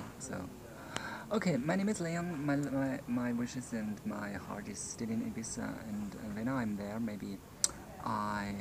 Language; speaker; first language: English; non-native, fluent; German